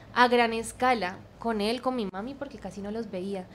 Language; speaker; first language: Spanish; native; Spanish